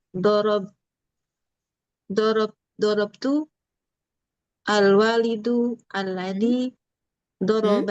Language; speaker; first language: Arabic; non-native, learner; Indonesian